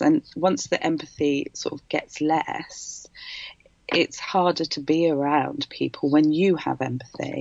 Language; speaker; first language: English; native; English